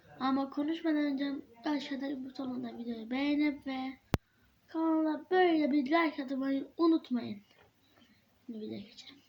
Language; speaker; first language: Turkish; early bilingual, heritage; Turkish